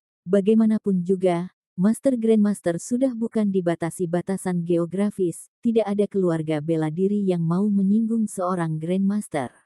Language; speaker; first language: Indonesian; native; Indonesian